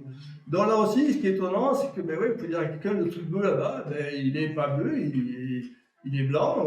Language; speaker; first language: French; native; French